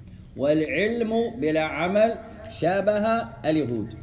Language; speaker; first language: Arabic; non-native, fluent; English